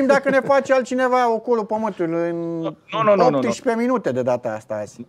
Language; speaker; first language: Romanian; native; Romanian